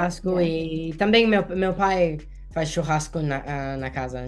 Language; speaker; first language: Portuguese; early bilingual, heritage; English